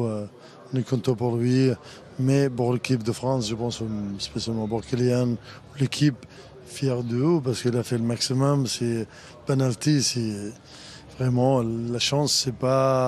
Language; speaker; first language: French; non-native, learner; Arabic